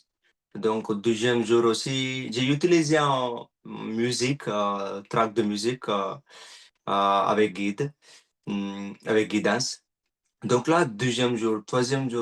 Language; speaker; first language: French; non-native, learner; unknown